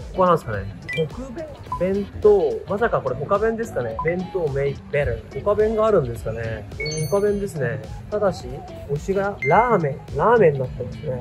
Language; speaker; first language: Japanese; native; Japanese